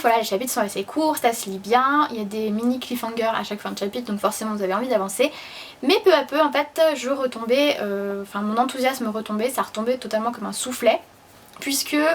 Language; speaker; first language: French; native; French